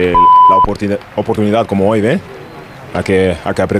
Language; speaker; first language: Spanish; non-native, fluent; German